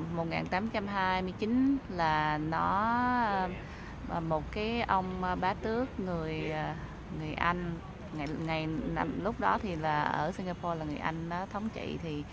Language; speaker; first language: Vietnamese; native; Vietnamese